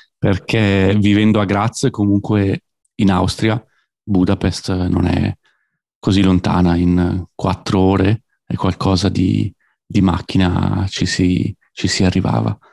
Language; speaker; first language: Italian; native; Italian